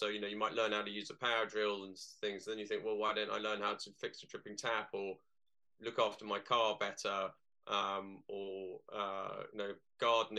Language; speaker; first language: English; native; English